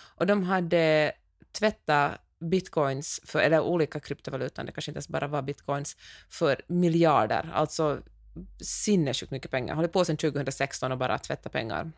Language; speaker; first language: Swedish; native; Swedish